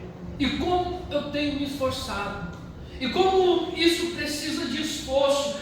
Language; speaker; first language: Portuguese; native; Portuguese